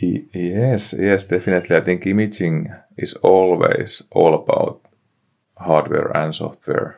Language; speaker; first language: English; non-native, fluent; Finnish